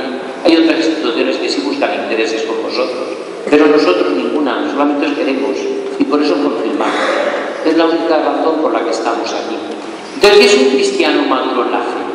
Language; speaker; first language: Spanish; native; Spanish